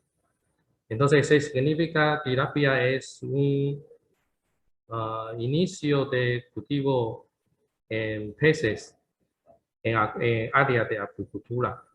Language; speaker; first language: Spanish; non-native, learner; Chinese